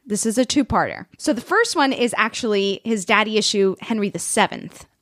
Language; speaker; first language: English; non-native, fluent; Spanish